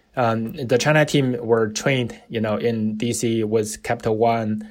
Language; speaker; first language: English; non-native, fluent; Chinese